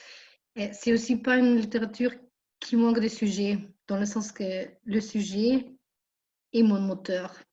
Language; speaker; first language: French; non-native, fluent; German